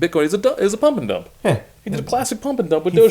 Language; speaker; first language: English; native; English